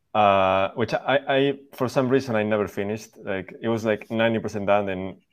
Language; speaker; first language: English; non-native, fluent; Spanish